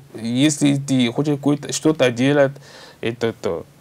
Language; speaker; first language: Russian; non-native, learner; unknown